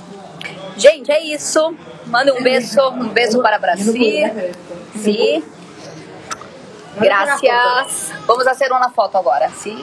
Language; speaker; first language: Spanish; non-native, learner; Portuguese